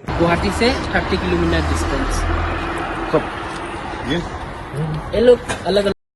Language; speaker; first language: Hindi; non-native, local second language; Khasi